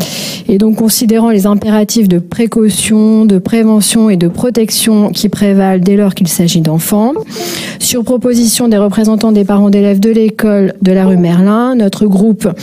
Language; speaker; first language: French; native; French